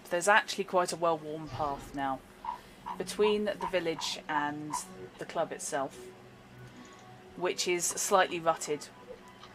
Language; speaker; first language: English; native; English